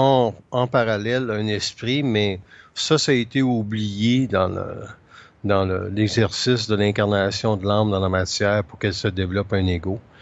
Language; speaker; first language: French; native; French